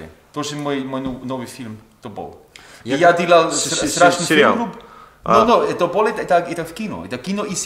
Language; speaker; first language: Russian; non-native, learner; German